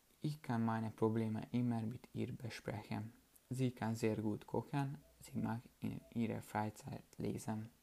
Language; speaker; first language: German; non-native, learner; Hungarian